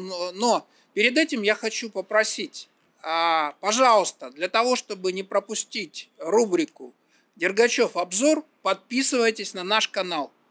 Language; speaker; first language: Russian; native; Russian